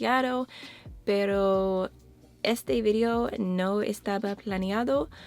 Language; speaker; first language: Spanish; non-native, learner; English